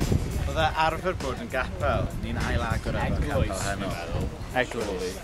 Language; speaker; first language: Welsh; native; Welsh